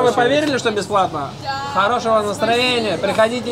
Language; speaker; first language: Russian; native; Russian